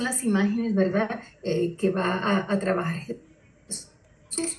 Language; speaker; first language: Spanish; native; Spanish